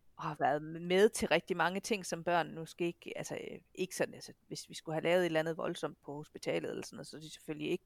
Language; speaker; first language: Danish; native; Danish